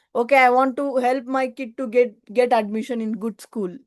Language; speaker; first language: English; non-native, local second language; Kannada